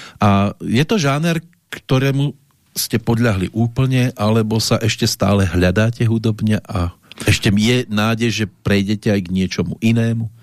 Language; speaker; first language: Slovak; native; Slovak